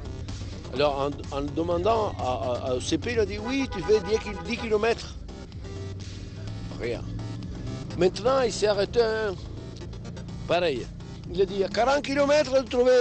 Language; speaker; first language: French; non-native, learner; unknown